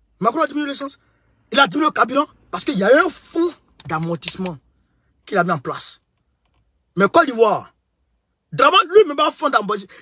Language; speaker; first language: French; non-native, local second language; Bambara